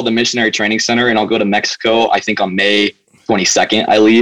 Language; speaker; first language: English; native; English